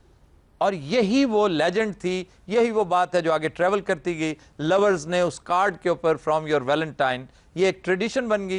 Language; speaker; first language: Urdu; native; Urdu